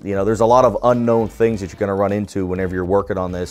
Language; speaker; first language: English; native; English